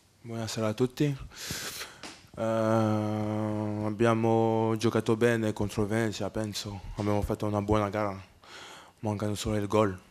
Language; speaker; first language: Italian; non-native, learner; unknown